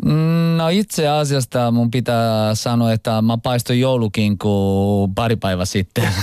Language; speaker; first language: Finnish; non-native, local second language; Italian